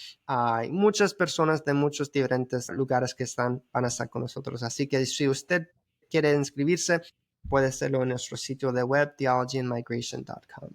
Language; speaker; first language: Spanish; early bilingual, heritage; Spanish